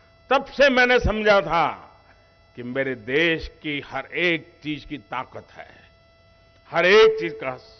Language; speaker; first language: Hindi; non-native, local second language; Gujarati